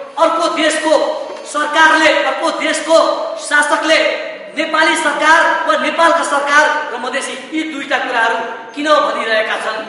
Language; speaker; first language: Nepali; non-native, local second language; Maithili